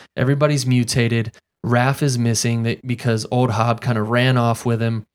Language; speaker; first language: English; native; English